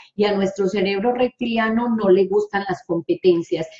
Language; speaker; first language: Spanish; native; Spanish